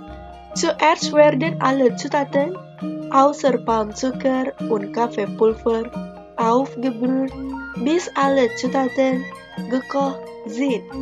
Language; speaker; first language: German; non-native, fluent; Indonesian